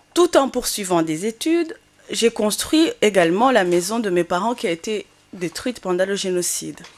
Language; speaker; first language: French; non-native, local second language; Kinyarwanda